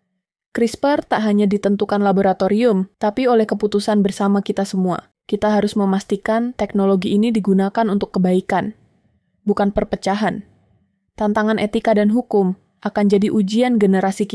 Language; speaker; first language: Indonesian; native; Indonesian